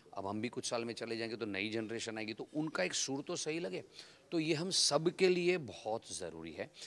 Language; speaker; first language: Hindi; non-native, local second language; Gujarati